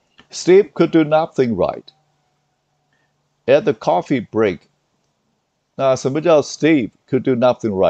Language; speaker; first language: English; non-native, fluent; Chinese